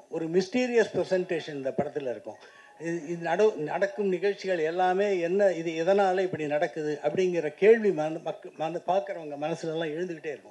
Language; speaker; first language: Tamil; native; Tamil